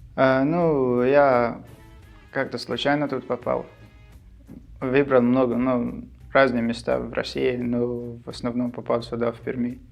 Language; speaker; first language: Russian; non-native, local second language; Shughni